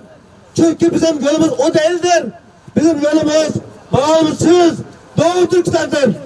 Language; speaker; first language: Turkish; non-native, fluent; Uyghur